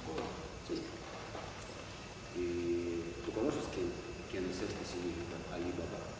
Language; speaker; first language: Spanish; non-native, learner; Russian